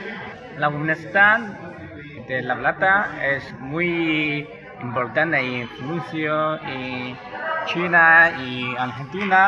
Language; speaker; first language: Spanish; non-native, fluent; Chinese